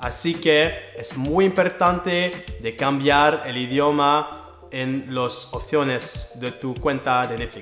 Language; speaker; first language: Spanish; non-native, learner; French